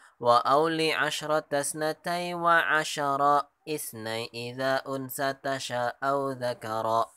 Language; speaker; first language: Arabic; non-native, learner; Indonesian